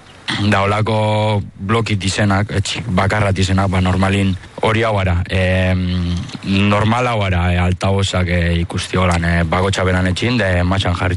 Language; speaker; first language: Basque; early bilingual, other home language; Spanish